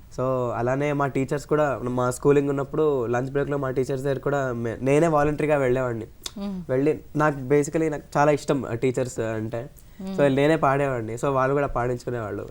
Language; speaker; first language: Telugu; non-native, local second language; Kannada